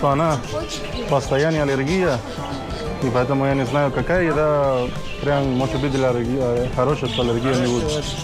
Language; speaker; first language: Russian; non-native, learner; Spanish